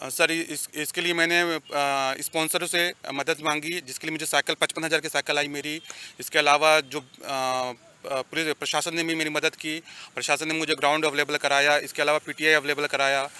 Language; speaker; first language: Hindi; native; Hindi